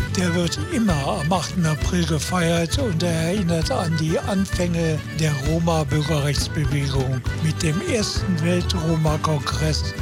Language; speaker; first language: German; native; German